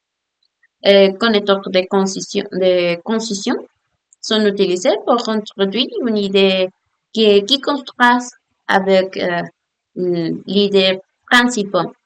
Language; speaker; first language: French; non-native, learner; Spanish